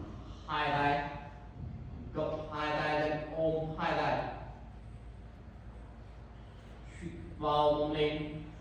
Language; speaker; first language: Vietnamese; non-native, learner; Indonesian